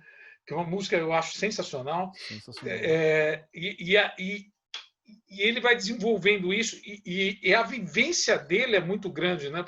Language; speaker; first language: Portuguese; native; Portuguese